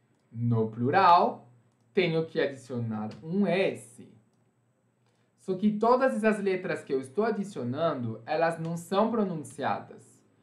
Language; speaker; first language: Portuguese; non-native, fluent; French